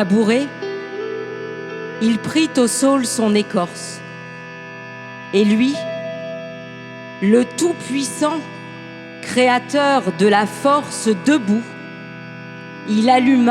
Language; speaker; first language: French; native; French